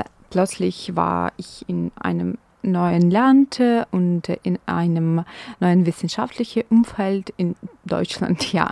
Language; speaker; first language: German; non-native, fluent; Ukrainian